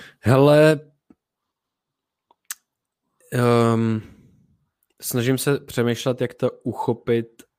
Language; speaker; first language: Czech; native; Czech